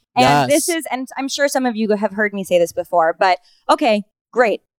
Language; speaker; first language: English; native; English